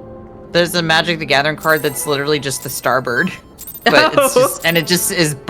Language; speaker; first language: English; native; English